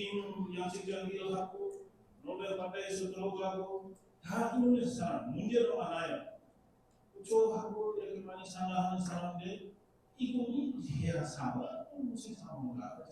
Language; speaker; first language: Korean; non-native, learner; Indonesian